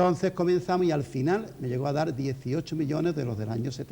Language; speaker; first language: Spanish; native; Spanish